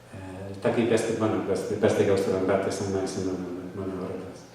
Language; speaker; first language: Basque; non-native, learner; English